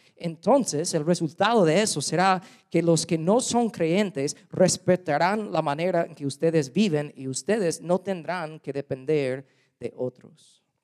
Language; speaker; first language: Spanish; non-native, fluent; English